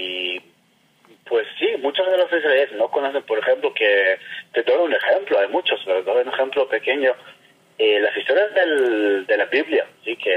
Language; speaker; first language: Spanish; non-native, fluent; Hebrew